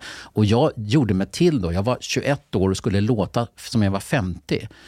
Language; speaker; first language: Swedish; native; Swedish